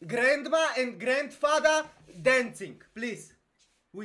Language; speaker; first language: English; non-native, learner; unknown